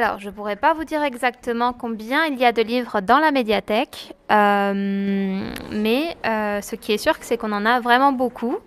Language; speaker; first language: French; native; French